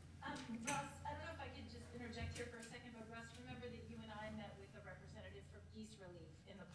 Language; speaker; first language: English; native; English